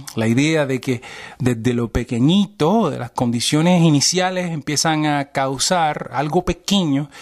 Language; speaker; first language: Spanish; early bilingual, heritage; Spanish